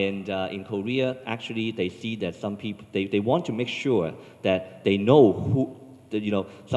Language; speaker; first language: English; non-native, local second language; Cantonese